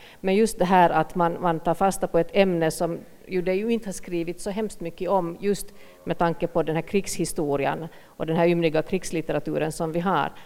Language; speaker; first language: Swedish; native; Swedish